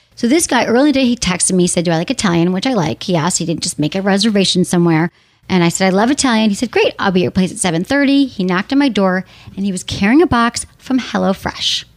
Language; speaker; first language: English; native; English